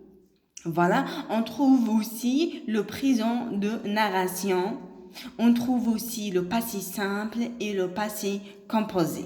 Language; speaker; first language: French; non-native, local second language; Arabic